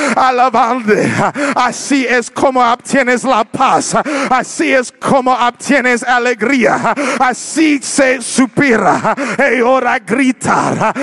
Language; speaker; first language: Spanish; non-native, learner; English